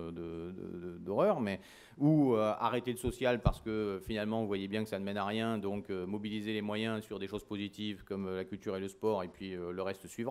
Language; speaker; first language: French; native; French